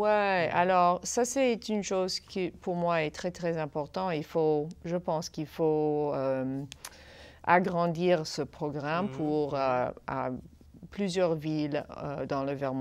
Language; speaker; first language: French; non-native, fluent; English